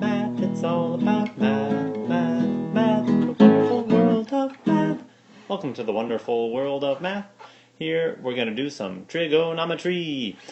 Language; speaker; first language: English; native; English